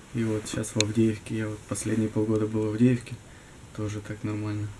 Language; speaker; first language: Ukrainian; non-native, local second language; Russian